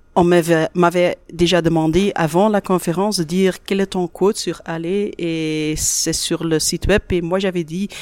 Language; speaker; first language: French; native; French